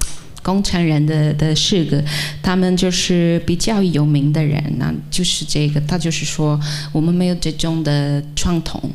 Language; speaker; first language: Chinese; non-native, fluent; Portuguese